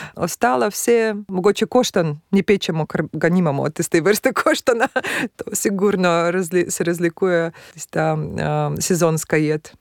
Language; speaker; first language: Slovenian; non-native, fluent; Russian